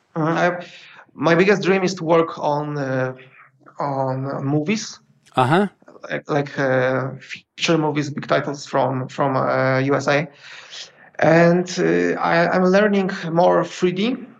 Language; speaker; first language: English; non-native, fluent; Polish